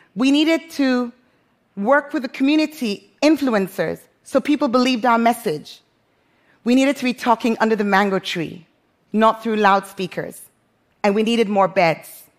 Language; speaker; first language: English; non-native, local second language; Krio